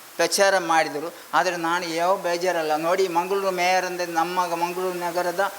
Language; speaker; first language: Kannada; non-native, local second language; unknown